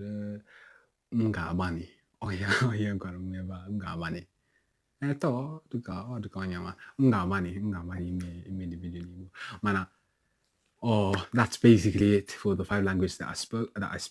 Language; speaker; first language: Igbo; non-native, local second language; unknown